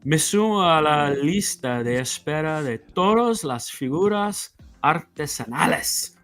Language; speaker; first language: Spanish; non-native, learner; English